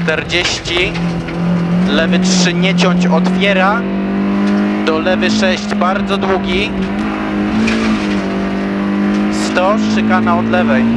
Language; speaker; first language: Polish; native; Polish